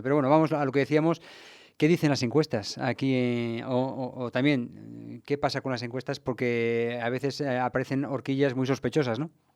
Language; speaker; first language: Spanish; native; Spanish